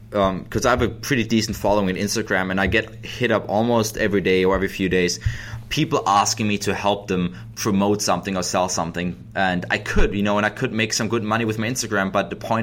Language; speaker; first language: English; non-native, fluent; German